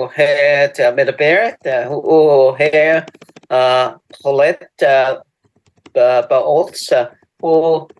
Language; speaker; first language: Hebrew; non-native, learner; German